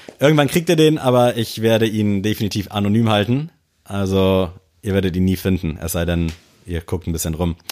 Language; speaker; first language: German; native; German